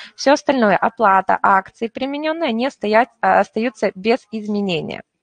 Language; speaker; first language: Russian; native; Russian